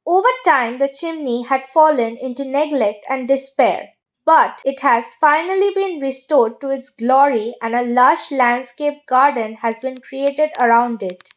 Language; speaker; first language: English; non-native, local second language; Bangla